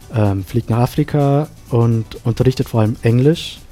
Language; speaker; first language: German; non-native, fluent; Sinhala